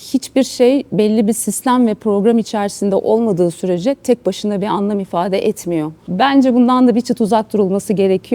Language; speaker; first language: Turkish; native; Turkish